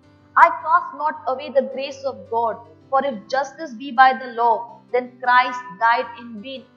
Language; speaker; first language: English; non-native, local second language; Tulu